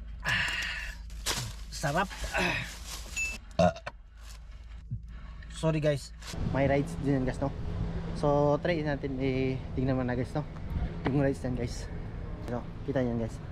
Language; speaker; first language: Filipino; native; Filipino